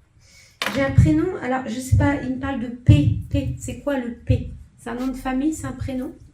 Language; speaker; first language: French; native; French